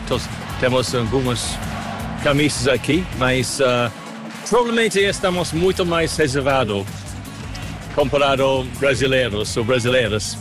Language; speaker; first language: Portuguese; non-native, learner; English